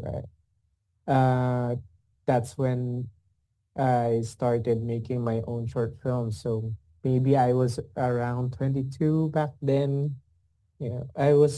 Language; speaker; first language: English; non-native, local second language; Filipino